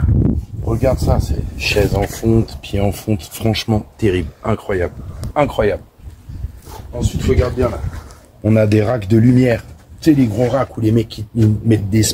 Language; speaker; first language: French; native; French